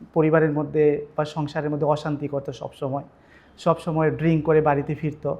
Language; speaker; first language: Bangla; native; Bangla